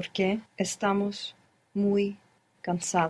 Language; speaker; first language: Spanish; non-native, learner; English